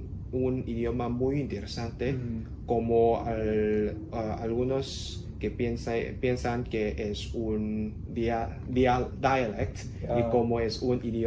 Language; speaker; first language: Spanish; non-native, learner; Cantonese